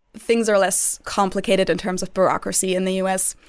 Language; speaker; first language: English; non-native, fluent; German